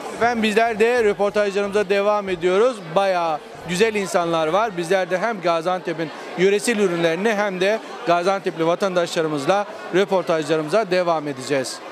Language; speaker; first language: Turkish; native; Turkish